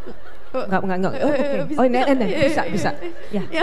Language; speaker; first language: Indonesian; native; Indonesian